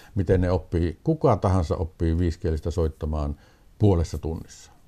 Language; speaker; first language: Finnish; native; Finnish